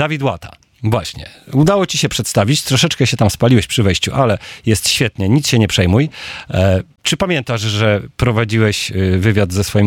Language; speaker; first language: Polish; native; Polish